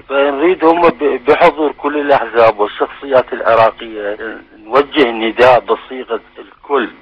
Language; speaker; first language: Arabic; native; Arabic